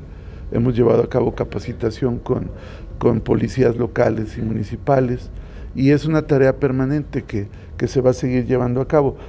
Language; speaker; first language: Spanish; native; Spanish